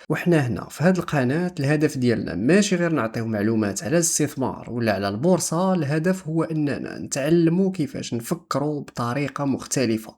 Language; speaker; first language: Arabic; native; Arabic